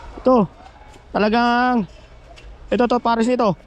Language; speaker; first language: Filipino; native; Filipino